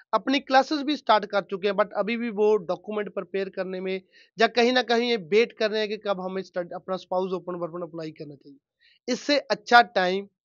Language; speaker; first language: Hindi; non-native, local second language; Punjabi